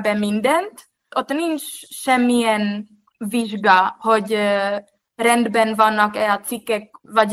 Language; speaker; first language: Hungarian; non-native, fluent; Czech